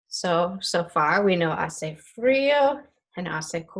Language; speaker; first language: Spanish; non-native, fluent; English